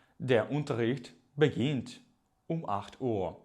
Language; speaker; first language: German; non-native, fluent; Ukrainian